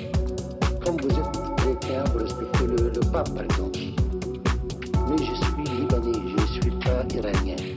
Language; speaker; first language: French; non-native, local second language; Arabic